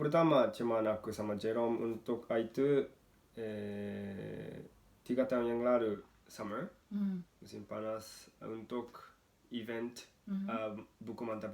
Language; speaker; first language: Indonesian; non-native, learner; Japanese